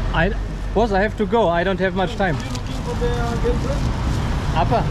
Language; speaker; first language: English; non-native, fluent; German